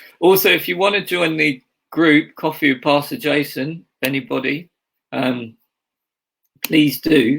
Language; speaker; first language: English; native; English